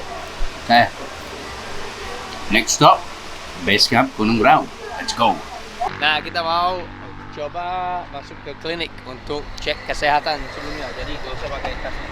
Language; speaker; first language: Indonesian; non-native, fluent; English